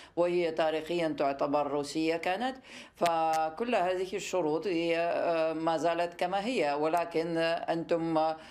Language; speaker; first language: Arabic; non-native, fluent; Russian